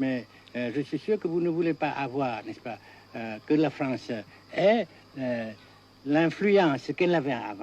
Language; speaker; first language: French; non-native, fluent; Vietnamese